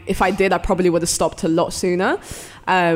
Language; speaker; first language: English; early bilingual, other home language; Arabic